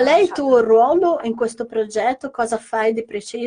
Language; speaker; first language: Italian; non-native, fluent; Portuguese